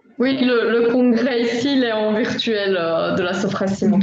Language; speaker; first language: French; native; French